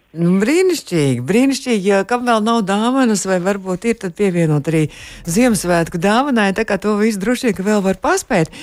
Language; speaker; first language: Latvian; native; Latvian